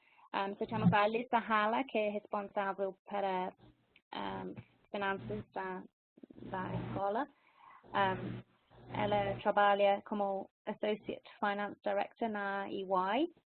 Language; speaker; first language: Portuguese; non-native, fluent; English